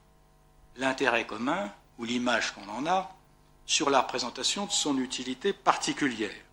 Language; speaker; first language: French; native; French